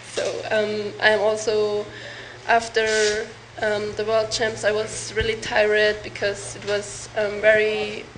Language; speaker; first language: English; non-native, learner; German